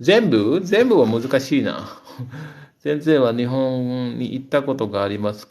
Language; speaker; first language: Japanese; non-native, fluent; Indonesian